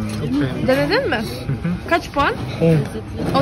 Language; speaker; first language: Turkish; non-native, learner; Polish